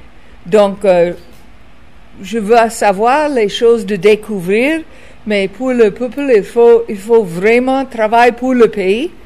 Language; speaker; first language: French; non-native, fluent; English